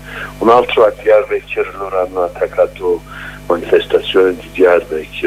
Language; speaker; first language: Italian; non-native, learner; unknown